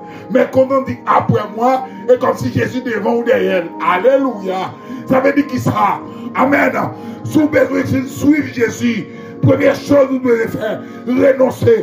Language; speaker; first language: French; non-native, local second language; Haitian Creole